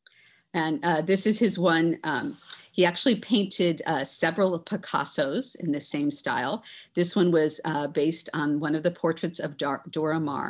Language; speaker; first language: English; native; English